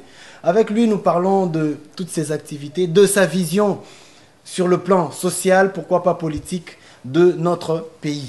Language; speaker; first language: French; non-native, local second language; Lingala